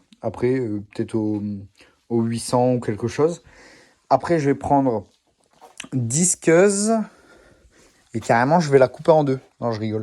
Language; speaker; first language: French; native; French